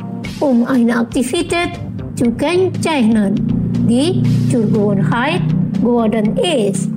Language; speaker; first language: German; non-native, fluent; Indonesian